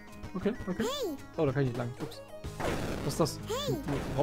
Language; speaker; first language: German; native; German